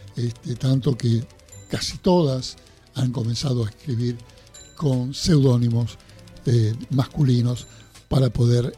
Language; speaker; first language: Spanish; native; Spanish